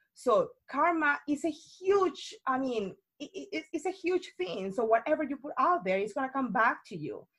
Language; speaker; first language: English; non-native, fluent; Spanish